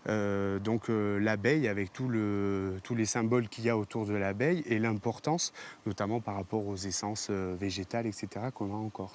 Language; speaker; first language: French; native; French